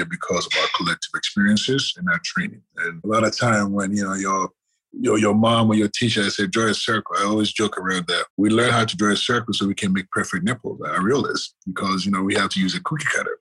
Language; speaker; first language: English; non-native, local second language; Akan